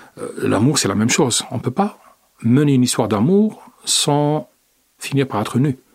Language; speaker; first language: French; non-native, local second language; Arabic